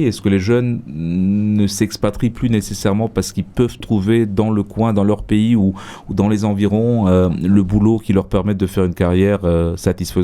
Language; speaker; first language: French; native; French